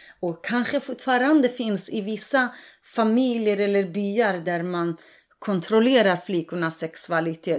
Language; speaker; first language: Swedish; non-native, fluent; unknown